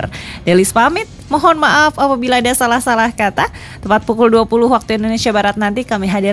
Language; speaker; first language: Indonesian; native; Indonesian